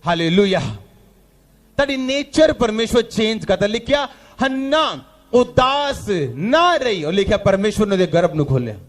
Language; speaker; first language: Hindi; non-native, local second language; Punjabi